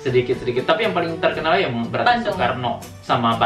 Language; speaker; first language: Indonesian; native; Indonesian